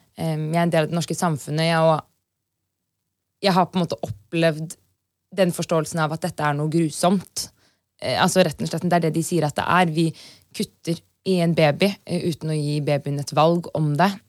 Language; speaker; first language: Norwegian; native; Norwegian